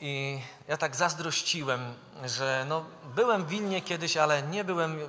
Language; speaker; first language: Polish; native; Polish